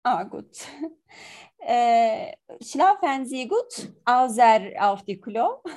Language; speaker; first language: German; non-native, learner; Turkish